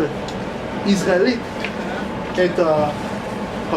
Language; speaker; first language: French; non-native, learner; English